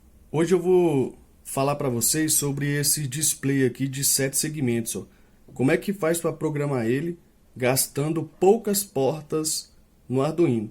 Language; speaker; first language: Portuguese; native; Portuguese